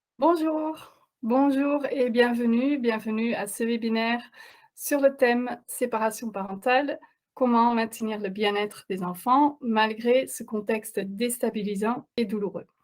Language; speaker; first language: French; non-native, fluent; Dutch